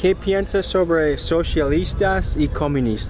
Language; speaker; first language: Spanish; non-native, learner; English